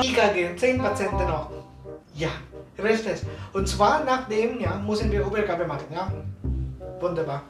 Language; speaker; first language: German; non-native, learner; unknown